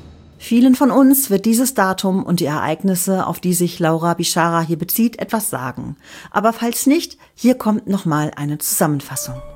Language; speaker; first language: German; native; German